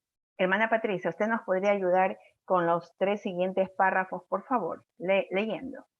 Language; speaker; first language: Spanish; native; Spanish